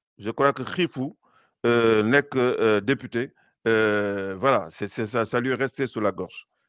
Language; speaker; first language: French; non-native, local second language; Wolof